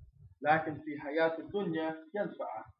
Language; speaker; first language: Arabic; non-native, fluent; English